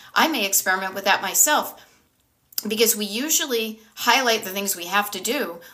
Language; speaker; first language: English; native; English